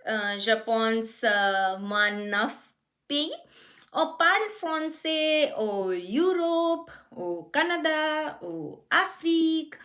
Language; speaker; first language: French; non-native, learner; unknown